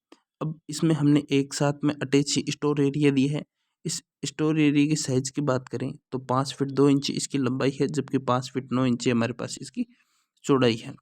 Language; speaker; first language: Hindi; native; Hindi